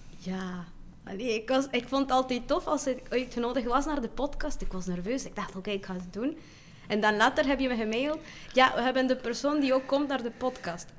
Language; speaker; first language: Dutch; non-native, fluent; Spanish